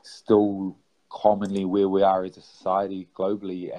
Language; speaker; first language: English; native; English